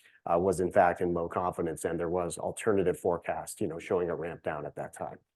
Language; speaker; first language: English; native; English